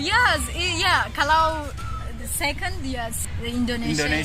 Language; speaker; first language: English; non-native, fluent; Tajik